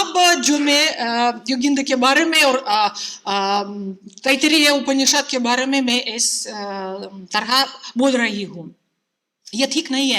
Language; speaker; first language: Hindi; non-native, fluent; Russian